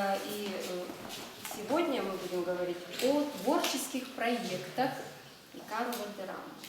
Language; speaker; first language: Russian; native; Russian